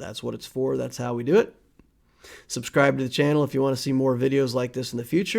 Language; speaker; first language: English; native; English